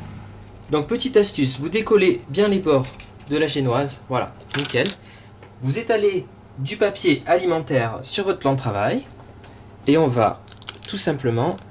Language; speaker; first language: French; native; French